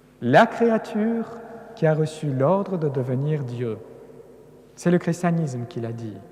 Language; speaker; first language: French; non-native, fluent; Russian